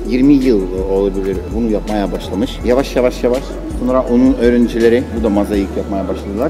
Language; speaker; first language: Turkish; non-native, fluent; Russian